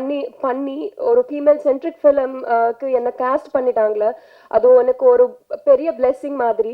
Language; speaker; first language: Tamil; non-native, learner; Telugu